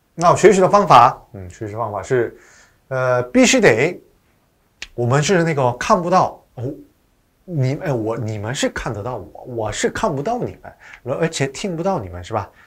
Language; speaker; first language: Chinese; non-native, fluent; Korean